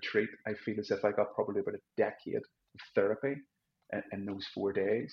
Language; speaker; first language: English; native; English